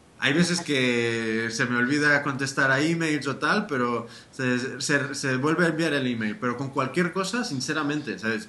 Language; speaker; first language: Spanish; early bilingual, heritage; Spanish